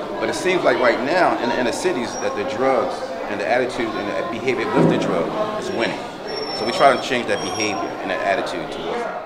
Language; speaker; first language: English; native; English